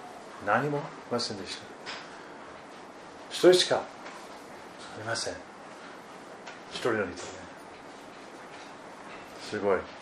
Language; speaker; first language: Japanese; non-native, fluent; German